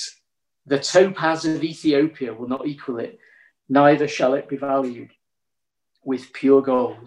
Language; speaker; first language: English; native; English